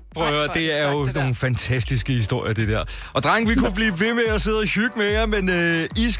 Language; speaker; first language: Danish; native; Danish